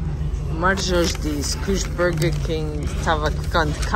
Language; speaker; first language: Portuguese; non-native, local second language; English